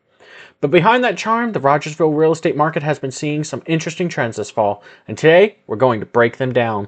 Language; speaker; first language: English; native; English